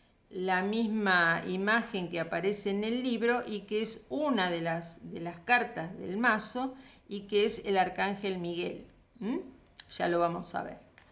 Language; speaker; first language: Spanish; native; Spanish